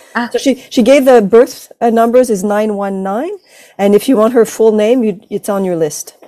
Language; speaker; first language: English; non-native, fluent; Italian